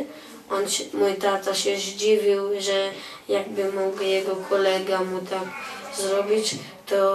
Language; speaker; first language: Polish; early bilingual, other home language; Chechen